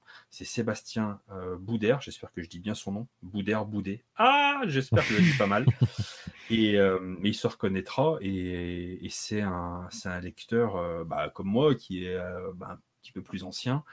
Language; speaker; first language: French; native; French